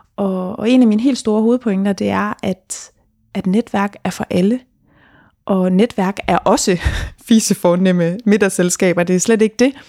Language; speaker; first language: Danish; native; Danish